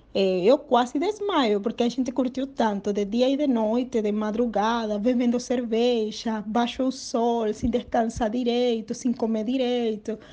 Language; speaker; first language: Portuguese; non-native, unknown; Spanish